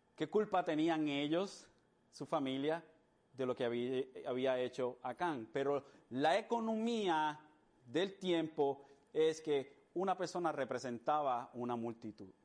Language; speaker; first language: Spanish; early bilingual, heritage; Spanish